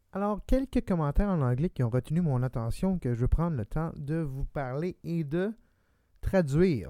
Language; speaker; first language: French; native; French